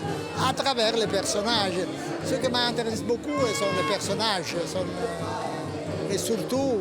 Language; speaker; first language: French; non-native, fluent; Italian